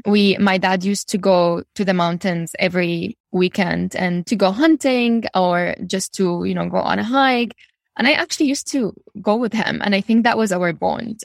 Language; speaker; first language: English; non-native, fluent; Arabic